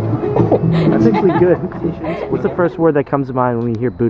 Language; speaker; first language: English; native; English